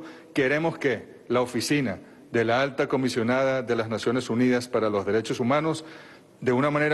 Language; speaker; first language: Spanish; native; Spanish